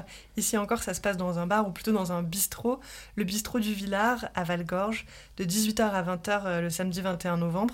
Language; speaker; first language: French; native; French